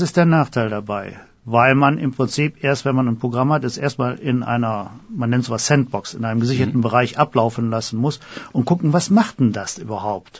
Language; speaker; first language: German; native; German